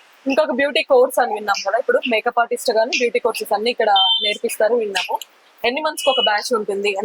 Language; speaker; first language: Telugu; native; Telugu